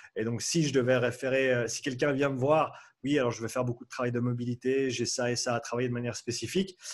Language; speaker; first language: French; native; French